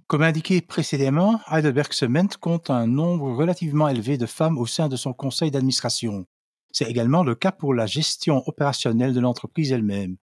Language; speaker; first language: French; non-native, local second language; Dutch